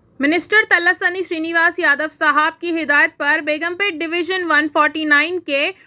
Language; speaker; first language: Hindi; non-native, local second language; Urdu